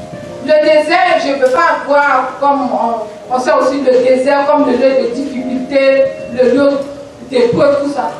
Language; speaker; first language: French; non-native, local second language; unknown